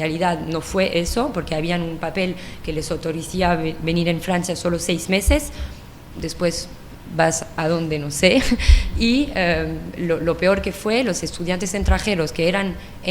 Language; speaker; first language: Spanish; non-native, fluent; French